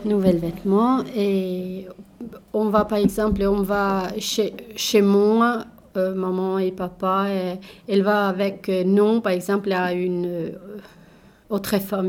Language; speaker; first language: French; non-native, learner; Albanian